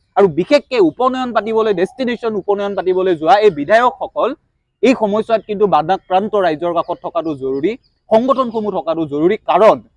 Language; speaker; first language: Assamese; native; Assamese